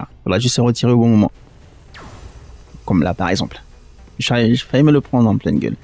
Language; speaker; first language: French; native; French